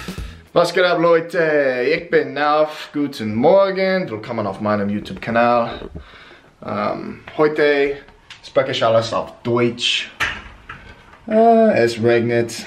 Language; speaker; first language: German; non-native, learner; English